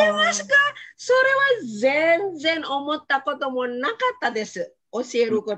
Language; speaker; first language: Japanese; non-native, fluent; Indonesian